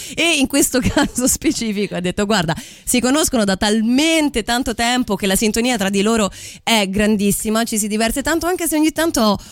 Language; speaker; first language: Italian; native; Italian